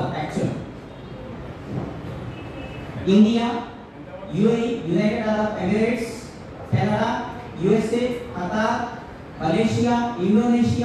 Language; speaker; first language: Telugu; non-native, local second language; Urdu